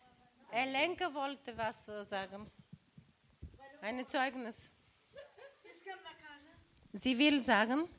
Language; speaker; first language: German; non-native, learner; Bulgarian